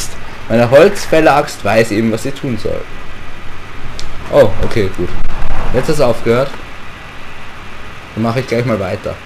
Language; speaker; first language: German; native; German